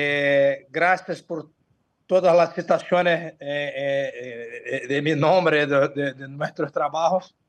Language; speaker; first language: Spanish; non-native, fluent; Portuguese